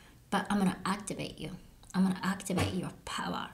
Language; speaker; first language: English; non-native, fluent; Japanese